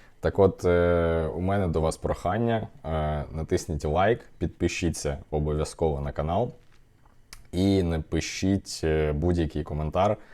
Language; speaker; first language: Ukrainian; non-native, local second language; Russian